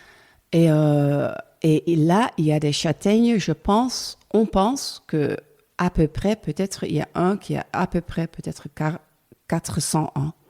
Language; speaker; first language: French; non-native, learner; Dutch